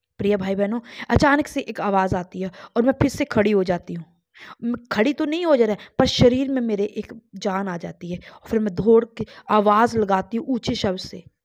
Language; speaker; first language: Hindi; non-native, local second language; Punjabi